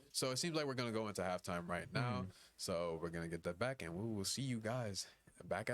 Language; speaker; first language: English; native; English